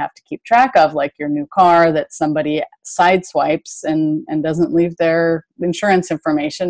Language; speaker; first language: English; native; English